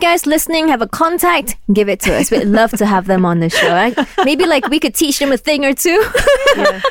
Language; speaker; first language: English; non-native, local second language; Cantonese